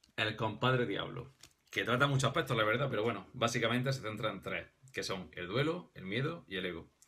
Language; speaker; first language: Spanish; native; Spanish